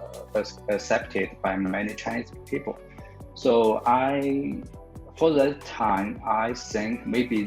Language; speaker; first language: English; non-native, learner; Chinese